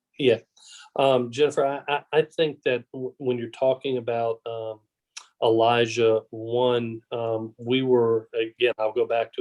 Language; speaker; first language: English; native; English